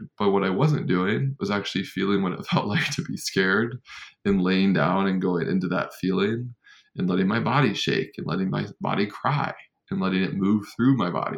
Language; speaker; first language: English; native; English